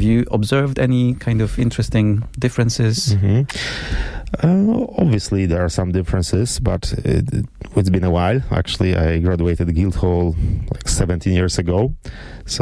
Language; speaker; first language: English; non-native, fluent; Polish